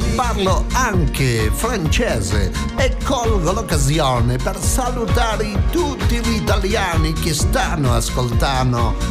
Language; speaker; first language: Italian; non-native, learner; Catalan